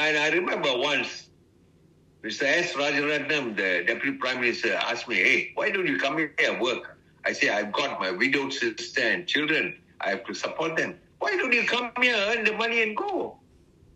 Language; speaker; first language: English; non-native, local second language; Tamil